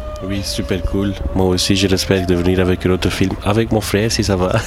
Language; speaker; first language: French; non-native, local second language; Turkish